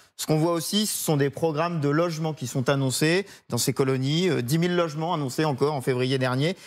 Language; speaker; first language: French; native; French